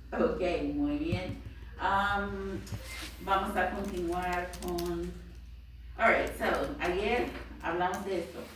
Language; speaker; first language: Spanish; non-native, fluent; English